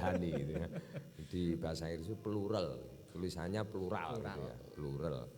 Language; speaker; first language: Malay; non-native, local second language; Javanese